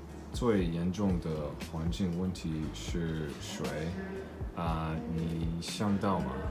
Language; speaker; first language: Chinese; non-native, learner; English